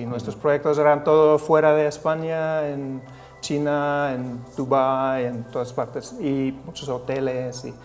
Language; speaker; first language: Spanish; non-native, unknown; Finnish